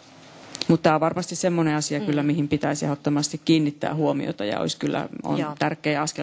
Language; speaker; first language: Finnish; native; Finnish